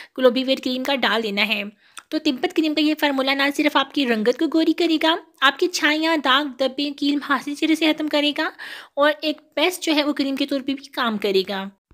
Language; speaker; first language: Urdu; native; Urdu